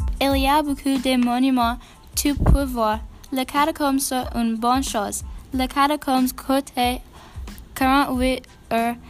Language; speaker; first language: French; non-native, learner; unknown